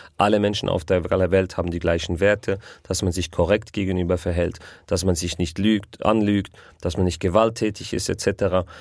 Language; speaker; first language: German; early bilingual, other home language; Arabic